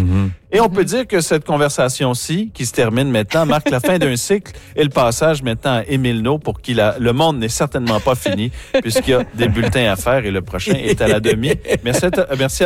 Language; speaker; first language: French; native; French